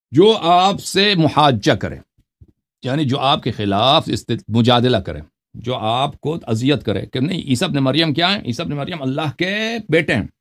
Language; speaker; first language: Urdu; non-native, local second language; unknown